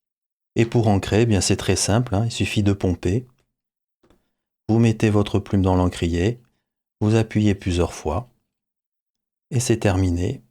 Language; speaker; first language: French; native; French